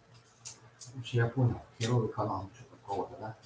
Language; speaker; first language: Russian; native; Russian